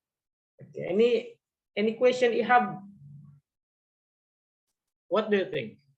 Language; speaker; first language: English; non-native, fluent; Indonesian